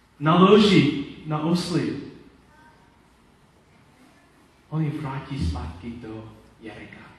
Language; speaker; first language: Czech; non-native, learner; Polish